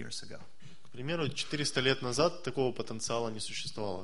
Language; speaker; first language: Russian; native; Russian